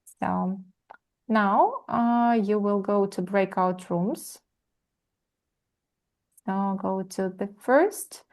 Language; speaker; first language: English; non-native, fluent; Russian